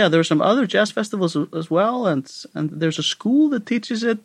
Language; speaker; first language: English; non-native, fluent; Icelandic